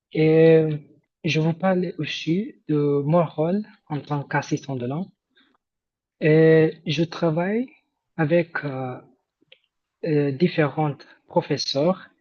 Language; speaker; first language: French; non-native, fluent; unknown